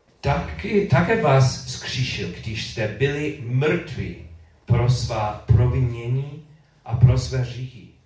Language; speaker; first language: Czech; non-native, learner; English